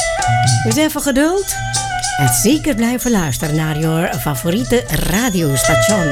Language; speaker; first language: Dutch; native; Dutch